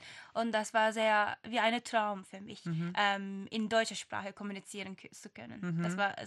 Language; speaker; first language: German; non-native, fluent; Turkish